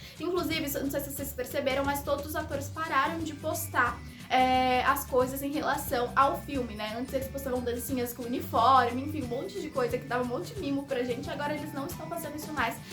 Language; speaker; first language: Portuguese; native; Portuguese